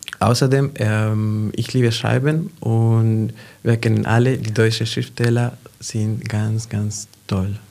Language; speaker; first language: German; non-native, fluent; Spanish